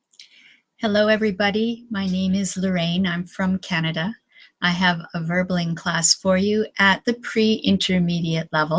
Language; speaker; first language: English; non-native, fluent; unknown